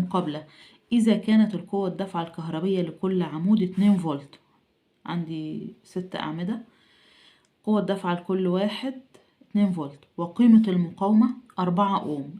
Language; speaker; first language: Arabic; native; Arabic